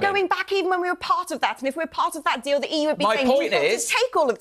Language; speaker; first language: English; native; English